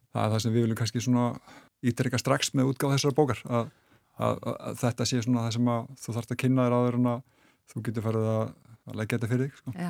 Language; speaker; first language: Icelandic; native; Icelandic